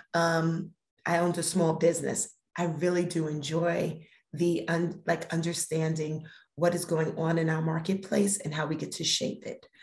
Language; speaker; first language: English; native; English